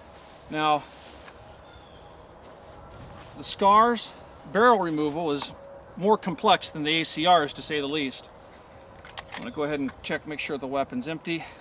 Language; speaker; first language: English; native; English